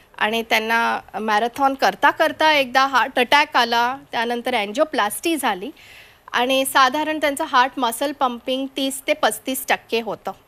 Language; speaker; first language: Marathi; non-native, local second language; Konkani